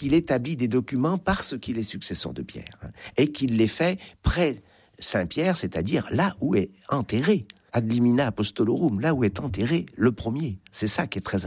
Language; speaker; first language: French; native; French